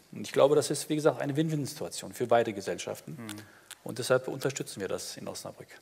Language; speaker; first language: German; early bilingual, other home language; Turkish